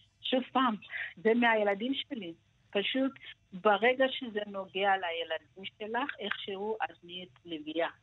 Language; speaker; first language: Hebrew; non-native, fluent; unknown